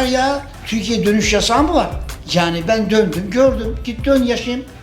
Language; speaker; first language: Turkish; native; Turkish